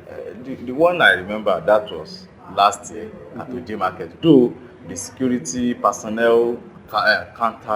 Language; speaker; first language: English; non-native, local second language; Yoruba